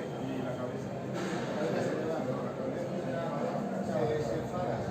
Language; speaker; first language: Spanish; native; Spanish